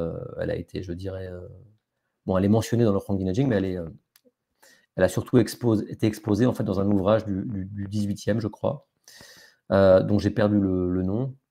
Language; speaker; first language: French; native; French